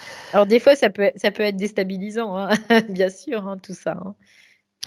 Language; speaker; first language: French; native; French